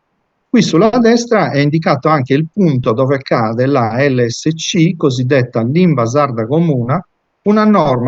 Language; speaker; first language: Italian; native; Italian